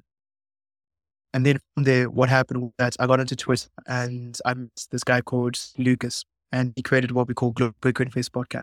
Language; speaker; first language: English; non-native, local second language; Shona